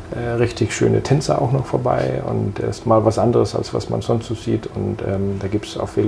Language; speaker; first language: German; non-native, fluent; Danish